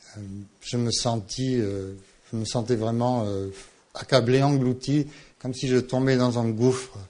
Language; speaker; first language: French; non-native, fluent; English